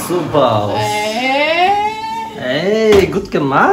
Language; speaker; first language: German; non-native, fluent; Turkish